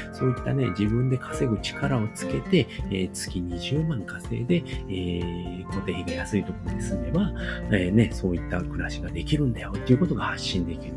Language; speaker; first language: Japanese; native; Japanese